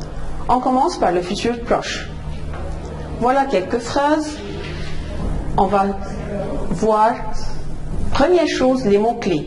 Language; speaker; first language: French; non-native, fluent; Arabic